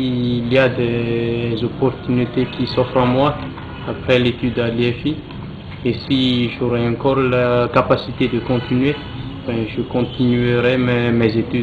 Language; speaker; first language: French; non-native, local second language; Malagasy